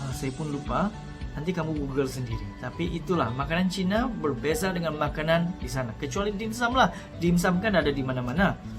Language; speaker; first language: Malay; early bilingual, other home language; Cebuano